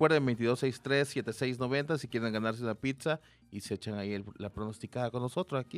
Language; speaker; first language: Spanish; native; Spanish